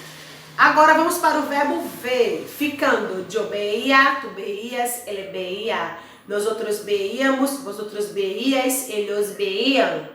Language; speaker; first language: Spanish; non-native, learner; Portuguese